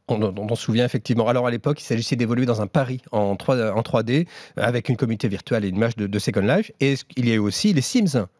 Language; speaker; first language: French; native; French